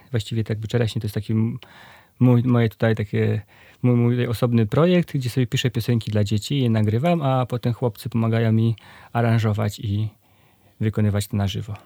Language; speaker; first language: Polish; native; Polish